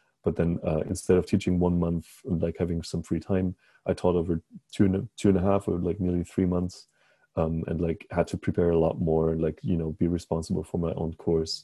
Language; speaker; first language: English; non-native, fluent; German